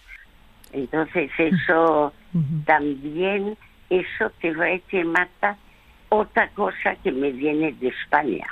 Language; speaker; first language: Spanish; early bilingual, other home language; French